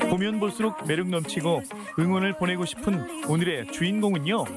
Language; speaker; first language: Korean; native; Korean